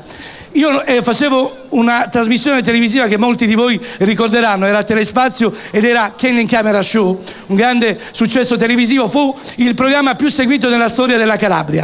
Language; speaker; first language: Italian; native; Italian